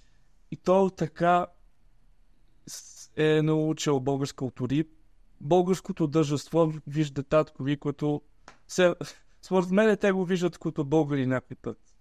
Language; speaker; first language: Bulgarian; early bilingual, heritage; Bulgarian